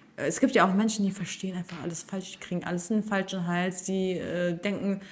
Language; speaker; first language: German; early bilingual, other home language; Turkish